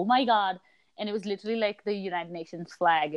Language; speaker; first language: English; non-native, local second language; Hindi